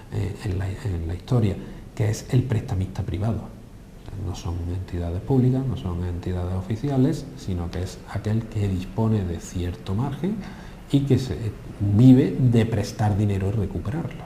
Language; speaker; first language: Spanish; native; Spanish